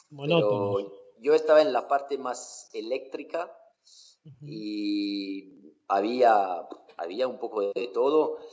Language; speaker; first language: Spanish; non-native, fluent; French